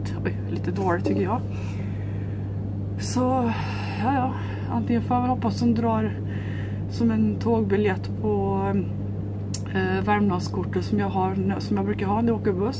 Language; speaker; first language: Swedish; native; Swedish